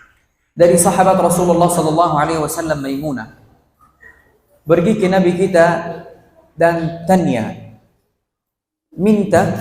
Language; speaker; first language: Indonesian; non-native, fluent; Arabic